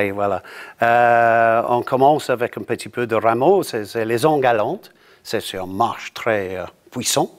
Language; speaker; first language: French; non-native, learner; English